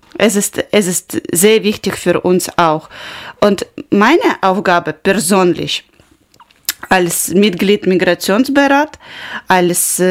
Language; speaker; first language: German; non-native, learner; Ukrainian